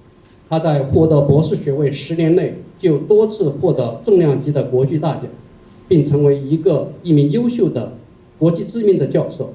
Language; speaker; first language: Chinese; native; Chinese